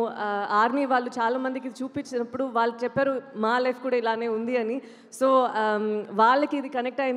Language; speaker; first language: Telugu; non-native, local second language; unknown